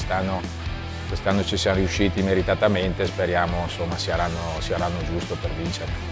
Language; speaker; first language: Italian; native; Italian